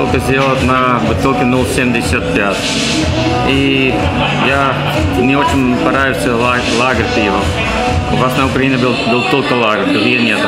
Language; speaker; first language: Russian; non-native, learner; Dutch